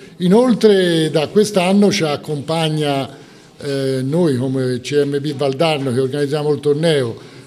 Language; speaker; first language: Italian; native; Italian